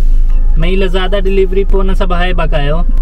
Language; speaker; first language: Filipino; non-native, learner; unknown